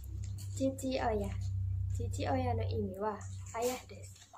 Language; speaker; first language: Japanese; non-native, learner; Indonesian